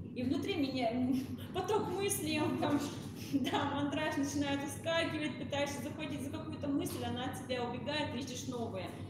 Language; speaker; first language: Russian; native; Russian